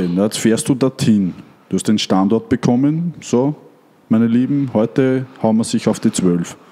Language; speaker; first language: German; native; German